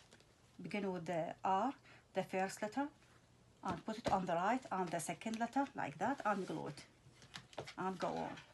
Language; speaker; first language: English; non-native, fluent; Arabic